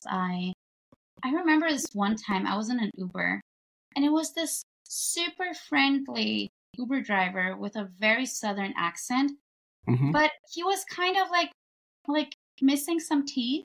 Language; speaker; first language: English; non-native, fluent; Bulgarian